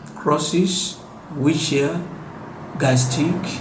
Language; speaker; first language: English; non-native, local second language; Yoruba